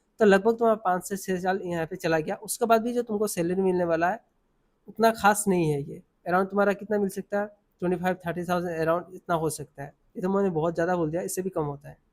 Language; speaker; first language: Hindi; non-native, local second language; Assamese